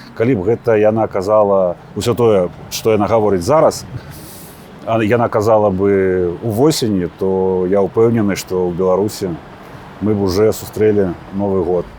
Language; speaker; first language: Belarusian; non-native, local second language; Russian